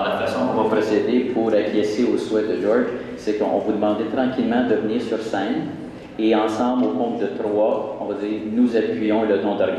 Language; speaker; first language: French; native; French